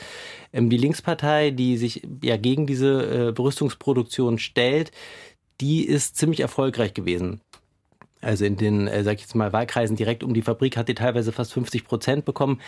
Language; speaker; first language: German; native; German